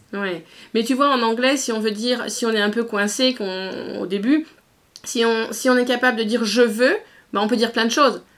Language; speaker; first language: French; native; French